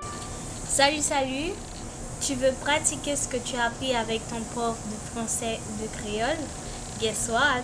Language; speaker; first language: French; non-native, local second language; Haitian Creole